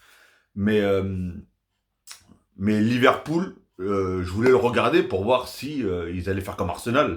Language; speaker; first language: French; native; French